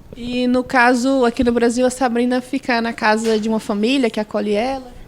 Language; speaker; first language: Portuguese; native; Portuguese